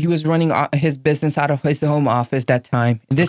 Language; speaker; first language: English; non-native, local second language; Gujarati